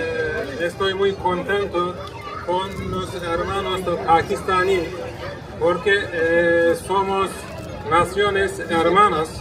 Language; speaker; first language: Spanish; non-native, learner; Turkish